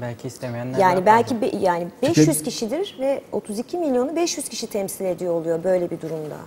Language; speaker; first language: Turkish; native; Turkish